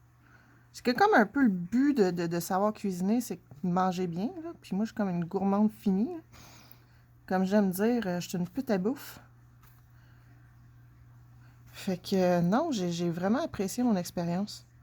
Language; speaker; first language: French; native; French